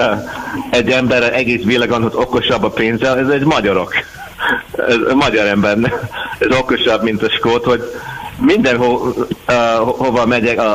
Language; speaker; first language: Hungarian; non-native, learner; English